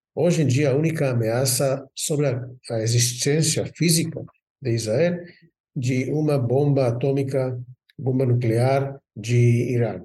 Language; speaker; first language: Portuguese; non-native, fluent; Hebrew